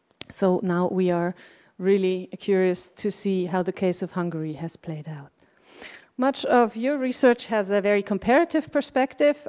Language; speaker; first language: English; non-native, fluent; German